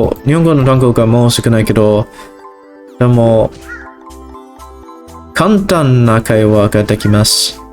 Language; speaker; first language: Japanese; non-native, learner; English